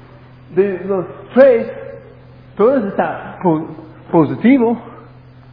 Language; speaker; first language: Spanish; non-native, fluent; English